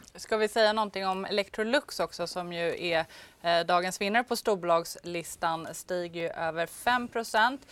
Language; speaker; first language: Swedish; native; Swedish